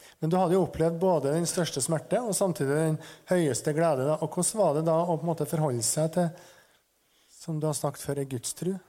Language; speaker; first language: Norwegian; native; Norwegian